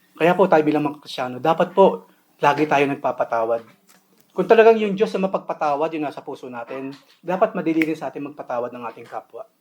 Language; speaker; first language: Filipino; native; Filipino